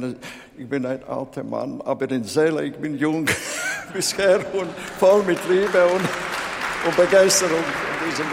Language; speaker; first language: German; non-native, learner; Latvian